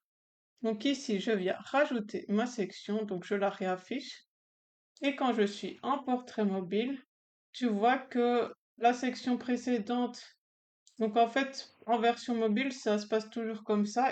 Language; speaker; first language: French; native; French